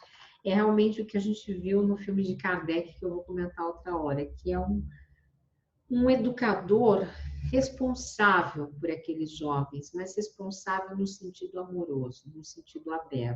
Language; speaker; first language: Portuguese; native; Portuguese